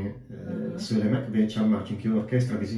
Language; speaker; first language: Turkish; non-native, fluent; Italian